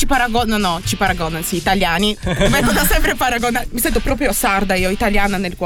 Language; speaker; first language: Italian; native; Italian